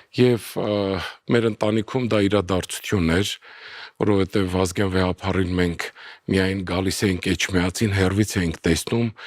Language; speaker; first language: Armenian; early bilingual, heritage; Armenian